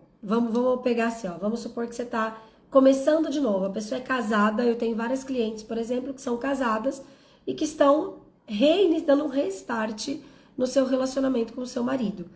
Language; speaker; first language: Portuguese; native; Portuguese